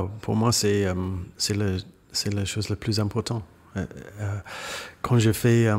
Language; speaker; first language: French; non-native, fluent; English